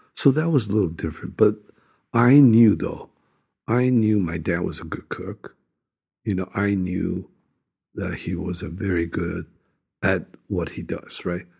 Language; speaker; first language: English; non-native, fluent; Japanese